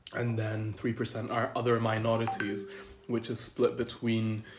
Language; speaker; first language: English; early bilingual, other home language; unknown